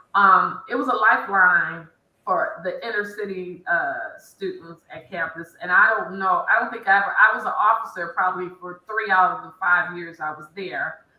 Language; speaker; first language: English; native; English